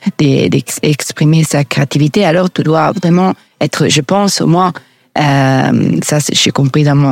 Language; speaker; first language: French; non-native, learner; Italian